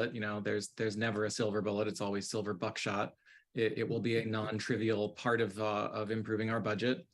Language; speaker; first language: English; native; English